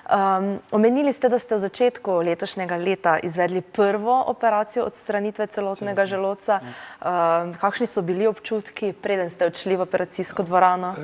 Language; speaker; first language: Slovenian; native; Slovenian